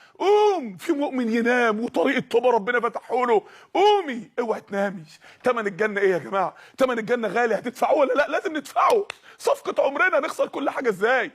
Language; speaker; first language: Arabic; native; Arabic